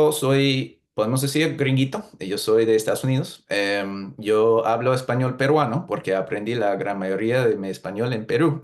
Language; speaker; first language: Spanish; non-native, fluent; English